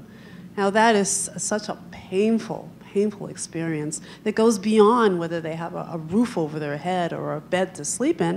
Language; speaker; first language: English; native; English